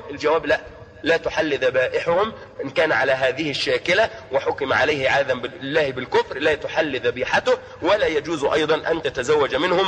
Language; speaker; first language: Arabic; native; Arabic